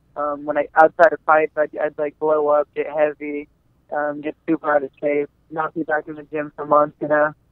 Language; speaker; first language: English; native; English